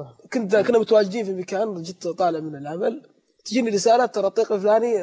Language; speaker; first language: Arabic; native; Arabic